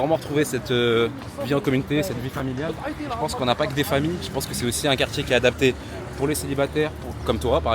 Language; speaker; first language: French; native; French